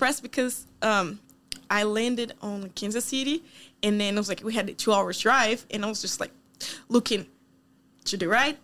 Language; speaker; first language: English; non-native, fluent; Portuguese